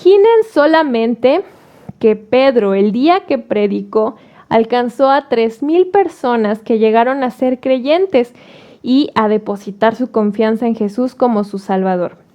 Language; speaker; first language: Spanish; native; Spanish